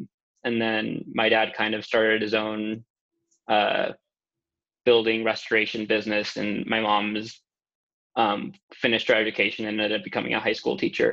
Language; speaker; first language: English; native; English